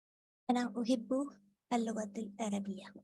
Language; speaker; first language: Arabic; non-native, learner; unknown